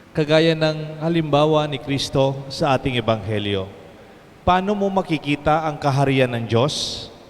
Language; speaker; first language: Filipino; non-native, local second language; Pampanga